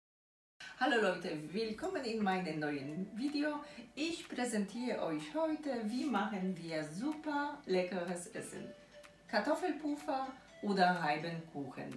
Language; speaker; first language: German; non-native, fluent; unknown